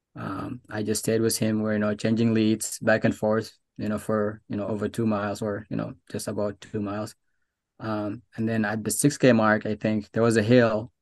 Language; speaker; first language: English; non-native, local second language; Arabic